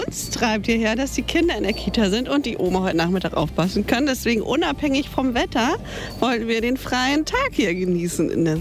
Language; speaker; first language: German; native; German